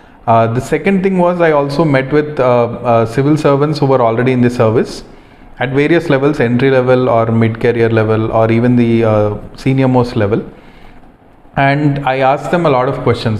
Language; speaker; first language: English; non-native, local second language; Telugu